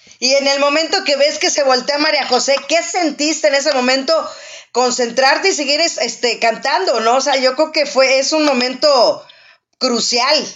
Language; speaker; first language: Spanish; native; Spanish